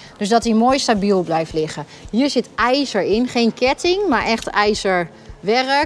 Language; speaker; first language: Dutch; native; Dutch